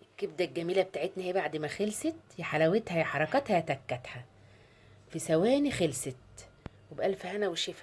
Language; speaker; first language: Arabic; native; Arabic